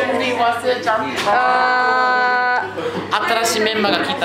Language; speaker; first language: Japanese; non-native, learner; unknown